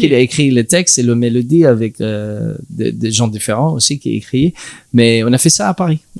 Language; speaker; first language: French; non-native, learner; English